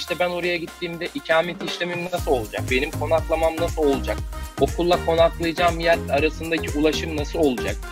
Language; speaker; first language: Turkish; native; Turkish